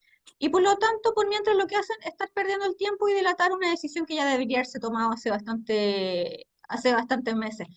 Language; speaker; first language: Spanish; native; Spanish